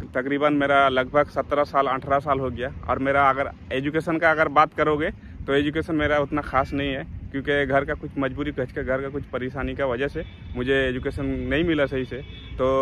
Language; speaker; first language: Hindi; non-native, local second language; Bangla